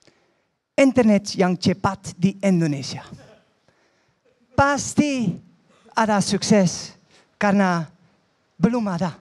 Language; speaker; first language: Indonesian; non-native, learner; Dutch